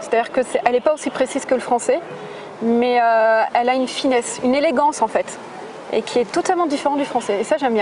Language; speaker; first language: French; native; French